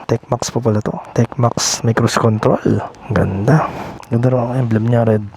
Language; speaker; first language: Filipino; native; Filipino